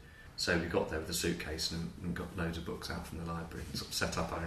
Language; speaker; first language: English; native; English